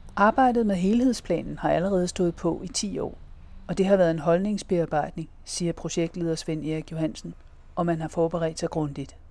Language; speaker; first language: Danish; native; Danish